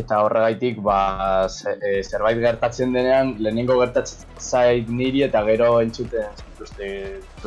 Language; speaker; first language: Basque; non-native, local second language; Spanish